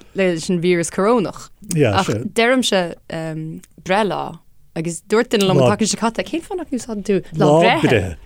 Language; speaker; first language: Irish; non-native, local second language; English